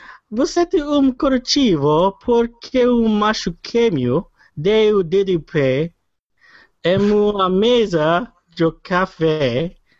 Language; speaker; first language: Portuguese; non-native, learner; English